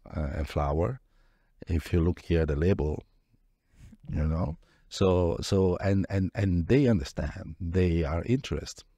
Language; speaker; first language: English; non-native, fluent; Italian